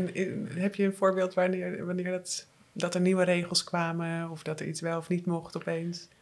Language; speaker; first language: Dutch; native; Dutch